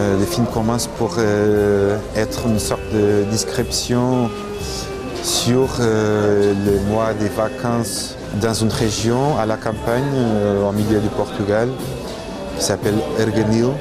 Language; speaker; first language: French; non-native, fluent; Portuguese